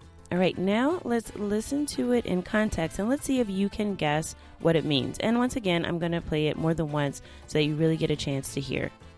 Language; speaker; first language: English; native; English